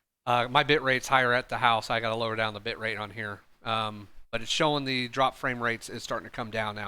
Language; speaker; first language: English; native; English